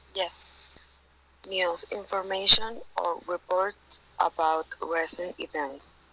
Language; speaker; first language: English; non-native, learner; Spanish